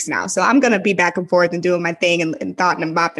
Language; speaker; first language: English; native; English